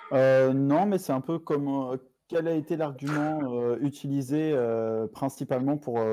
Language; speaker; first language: French; native; French